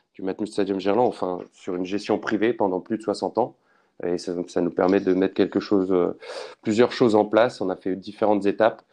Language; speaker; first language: French; native; French